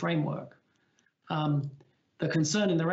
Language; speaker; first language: English; native; English